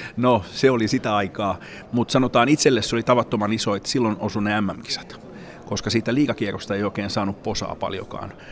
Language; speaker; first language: Finnish; native; Finnish